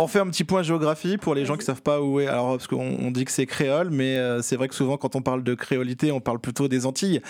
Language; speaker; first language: French; native; French